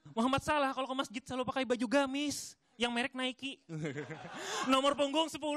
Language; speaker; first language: Indonesian; native; Indonesian